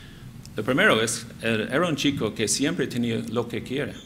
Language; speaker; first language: Spanish; non-native, fluent; English